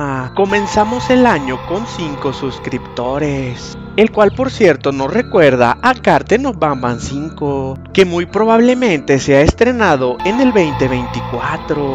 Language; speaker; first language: Spanish; native; Spanish